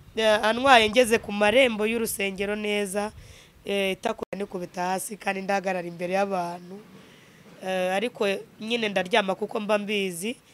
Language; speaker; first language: Kinyarwanda; native; Kinyarwanda